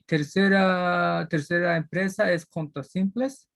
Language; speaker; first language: Spanish; non-native, learner; Japanese